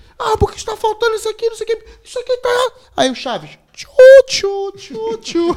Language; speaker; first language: Portuguese; native; Portuguese